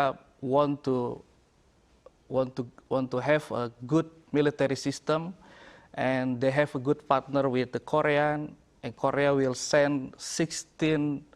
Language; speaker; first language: English; non-native, learner; Indonesian